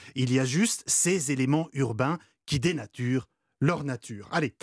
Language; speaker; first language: French; native; French